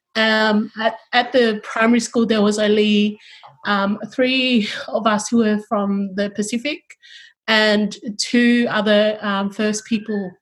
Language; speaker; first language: English; early bilingual, other home language; Tongan